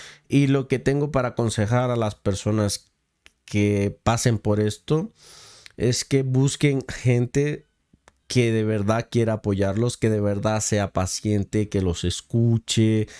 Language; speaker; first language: Spanish; native; Spanish